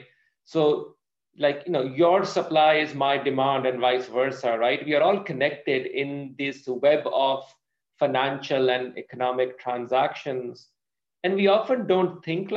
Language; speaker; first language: English; non-native, local second language; Urdu